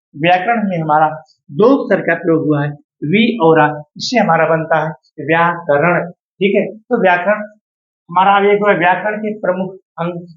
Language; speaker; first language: Hindi; native; Hindi